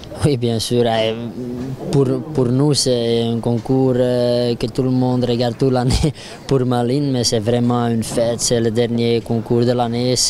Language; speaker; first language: French; non-native, local second language; Dutch